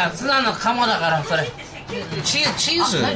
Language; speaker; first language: Japanese; non-native, learner; English